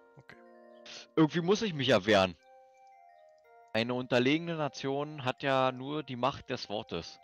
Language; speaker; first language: German; native; German